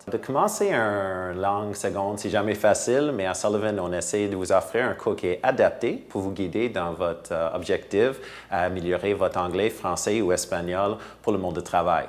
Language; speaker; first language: French; non-native, fluent; English